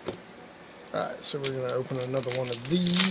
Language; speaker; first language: English; native; English